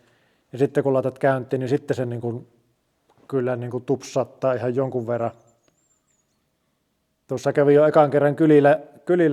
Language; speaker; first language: Finnish; native; Finnish